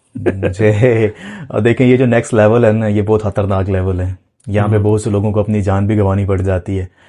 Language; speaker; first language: Urdu; non-native, local second language; Punjabi